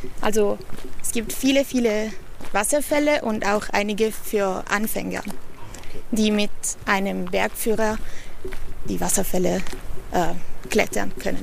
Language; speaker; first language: German; non-native, learner; Italian